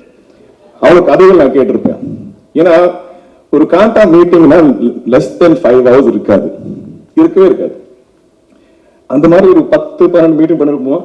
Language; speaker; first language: Tamil; non-native, local second language; Malayalam